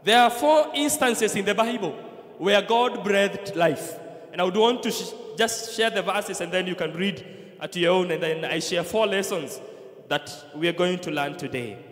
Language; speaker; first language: English; non-native, local second language; Swahili